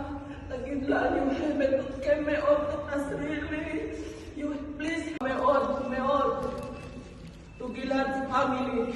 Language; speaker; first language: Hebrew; non-native, learner; Filipino